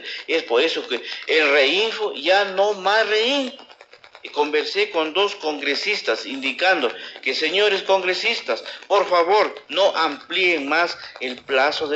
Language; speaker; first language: Spanish; native; Spanish